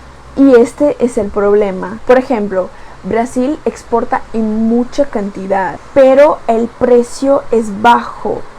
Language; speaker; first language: Spanish; non-native, fluent; Portuguese